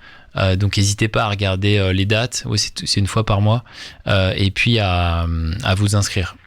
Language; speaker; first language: French; native; French